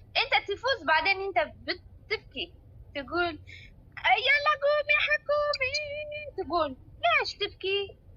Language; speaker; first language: Arabic; non-native, learner; Oromo